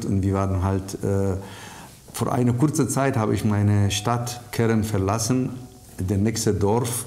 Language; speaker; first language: German; non-native, fluent; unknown